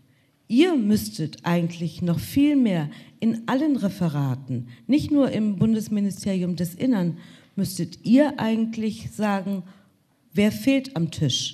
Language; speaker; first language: German; native; German